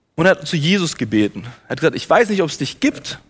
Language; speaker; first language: German; native; German